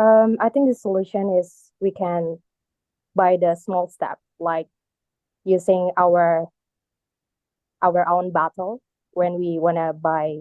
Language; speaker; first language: English; non-native, learner; Indonesian